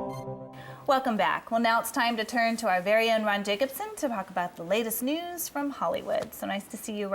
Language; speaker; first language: English; native; English